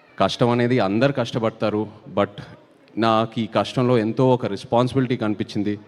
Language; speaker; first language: Telugu; native; Telugu